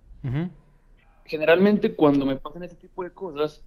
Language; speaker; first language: Spanish; native; Spanish